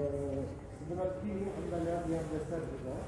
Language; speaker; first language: Indonesian; non-native, learner; Turkish